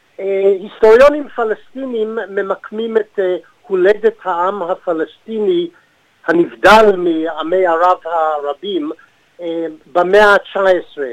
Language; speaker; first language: Hebrew; native; Hebrew